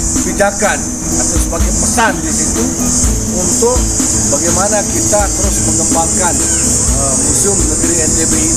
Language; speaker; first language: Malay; non-native, local second language; Sasak